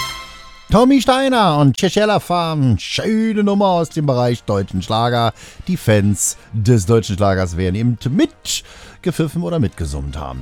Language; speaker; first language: German; native; German